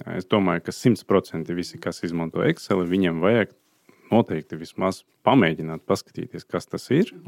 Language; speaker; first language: Latvian; non-native, fluent; Azerbaijani